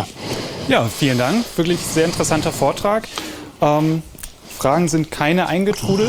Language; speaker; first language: German; native; German